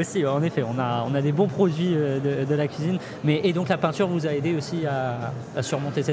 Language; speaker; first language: French; native; French